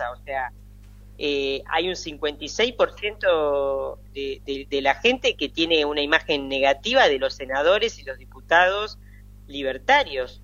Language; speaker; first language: Spanish; native; Spanish